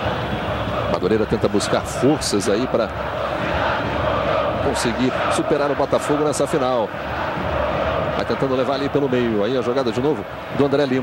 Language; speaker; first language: Portuguese; native; Portuguese